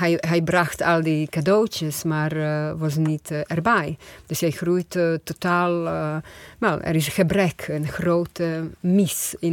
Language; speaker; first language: Dutch; non-native, fluent; Croatian